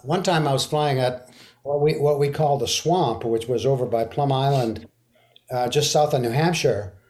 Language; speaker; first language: English; early bilingual, other home language; French